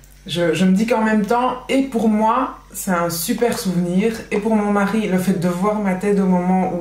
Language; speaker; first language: French; native; French